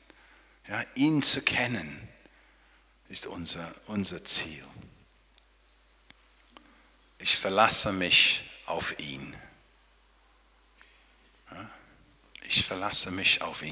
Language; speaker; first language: German; non-native, fluent; English